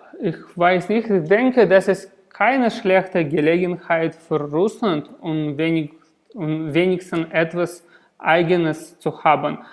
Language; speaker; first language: German; non-native, learner; Russian